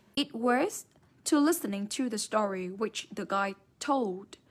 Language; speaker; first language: English; non-native, fluent; Vietnamese